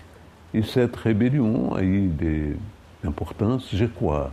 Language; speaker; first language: French; non-native, fluent; Portuguese